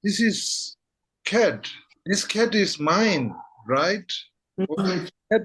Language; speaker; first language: English; non-native, fluent; Tibetan